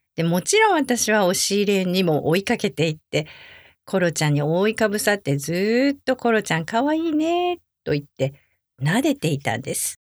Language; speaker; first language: Japanese; native; Japanese